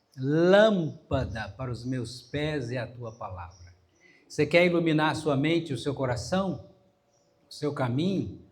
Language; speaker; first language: Portuguese; native; Portuguese